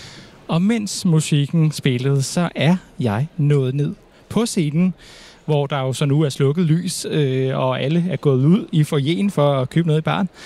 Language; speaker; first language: Danish; native; Danish